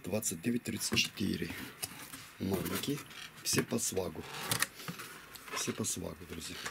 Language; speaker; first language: Russian; non-native, fluent; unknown